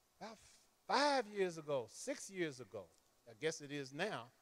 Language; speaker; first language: English; native; English